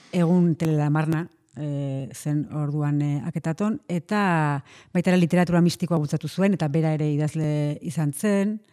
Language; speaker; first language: Basque; native; Basque